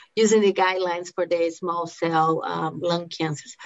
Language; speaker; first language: English; non-native, fluent; Portuguese